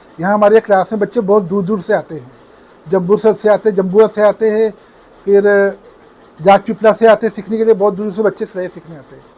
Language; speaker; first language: Hindi; native; Hindi